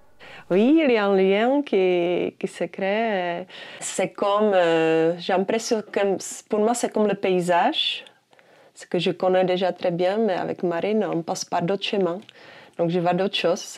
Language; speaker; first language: French; non-native, fluent; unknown